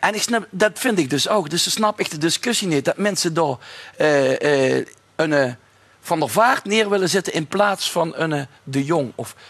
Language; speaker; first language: Dutch; native; Dutch